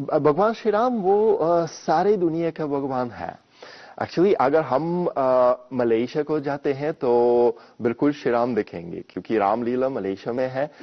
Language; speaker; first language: Hindi; non-native, fluent; Russian